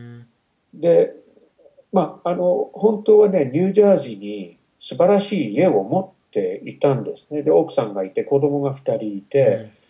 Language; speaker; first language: Japanese; non-native, fluent; English